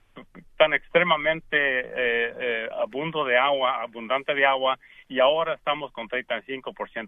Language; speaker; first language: Spanish; early bilingual, heritage; Spanish